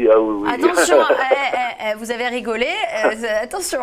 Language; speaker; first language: French; native; French